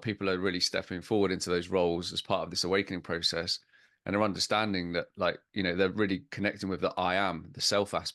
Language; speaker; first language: English; native; English